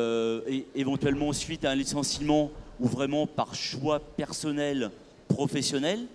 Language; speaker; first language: French; native; French